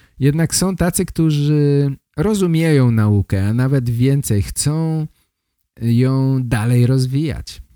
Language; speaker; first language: Polish; native; Polish